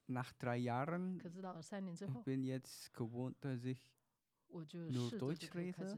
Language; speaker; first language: German; non-native, learner; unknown